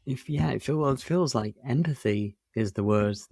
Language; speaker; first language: English; native; English